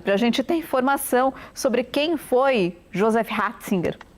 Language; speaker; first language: Portuguese; native; Portuguese